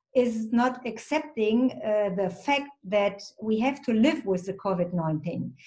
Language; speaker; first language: English; non-native, fluent; German